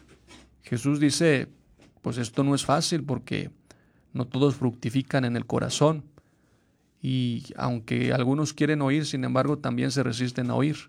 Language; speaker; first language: Spanish; native; Spanish